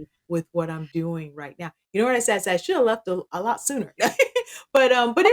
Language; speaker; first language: English; native; English